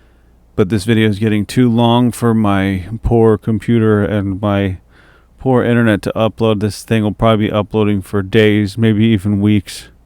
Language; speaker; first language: English; native; English